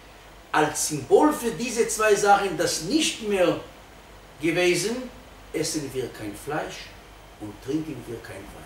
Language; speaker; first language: German; non-native, fluent; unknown